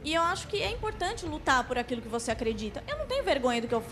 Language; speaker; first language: Portuguese; native; Portuguese